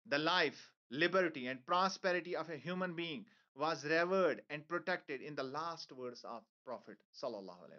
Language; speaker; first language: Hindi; non-native, local second language; Kashmiri